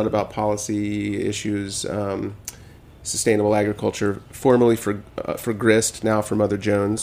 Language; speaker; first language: English; native; English